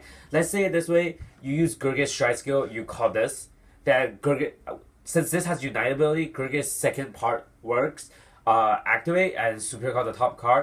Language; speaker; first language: English; non-native, fluent; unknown